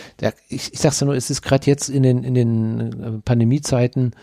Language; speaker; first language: German; native; German